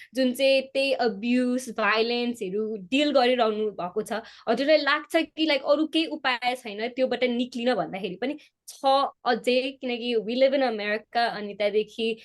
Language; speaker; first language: Nepali; early bilingual, heritage; Nepali